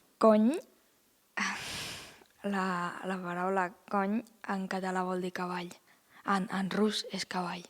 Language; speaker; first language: Catalan; early bilingual, heritage; Russian